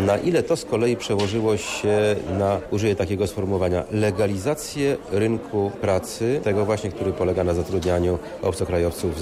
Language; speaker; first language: Polish; native; Polish